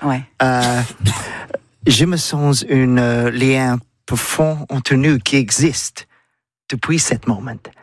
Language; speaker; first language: French; non-native, learner; English